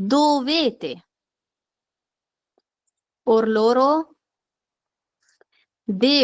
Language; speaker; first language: Italian; non-native, fluent; Urdu